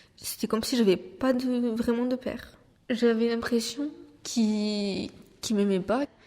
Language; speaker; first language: French; native; French